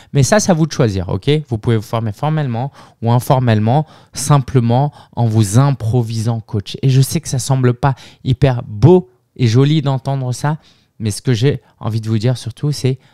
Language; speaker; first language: French; native; French